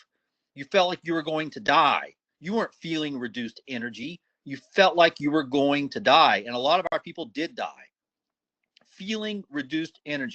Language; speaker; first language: English; native; English